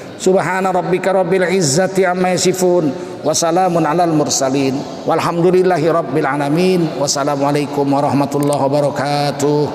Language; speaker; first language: Indonesian; native; Indonesian